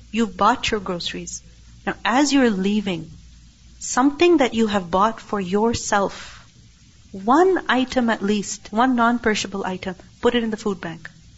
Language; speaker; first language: English; non-native, local second language; Urdu